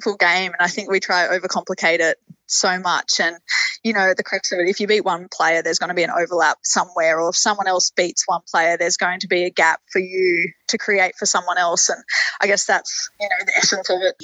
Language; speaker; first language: English; native; English